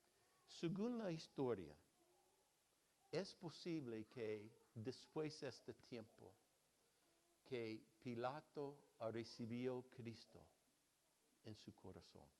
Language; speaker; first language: Spanish; non-native, fluent; English